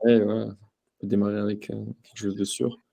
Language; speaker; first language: French; native; French